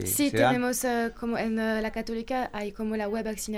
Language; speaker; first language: Spanish; non-native, learner; French